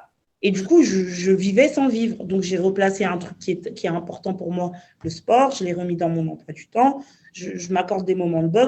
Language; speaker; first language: French; native; French